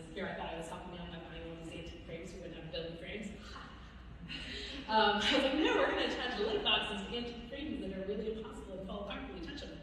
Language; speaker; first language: English; native; English